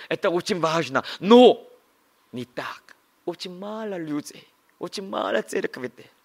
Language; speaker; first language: Russian; non-native, learner; Korean